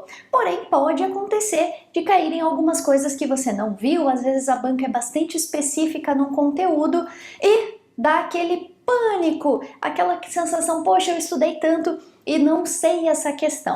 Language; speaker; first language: Portuguese; native; Portuguese